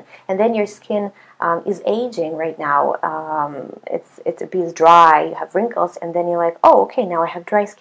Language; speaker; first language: English; non-native, fluent; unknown